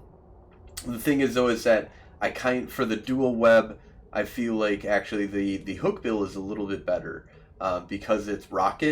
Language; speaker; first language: English; native; English